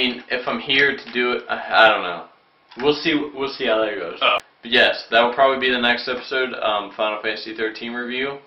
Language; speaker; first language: English; native; English